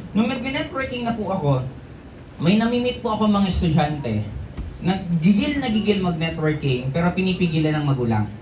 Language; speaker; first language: Filipino; non-native, local second language; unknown